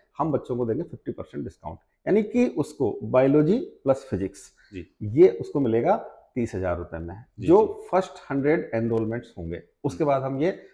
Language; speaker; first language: Hindi; native; Hindi